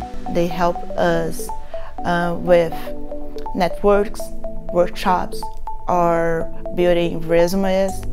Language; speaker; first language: English; non-native, fluent; Portuguese